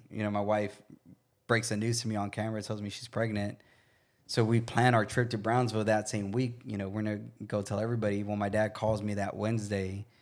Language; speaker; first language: English; native; English